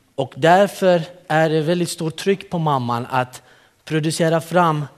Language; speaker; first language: Swedish; early bilingual, other home language; Central Kurdish